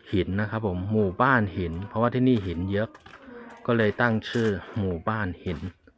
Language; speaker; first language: Thai; native; Thai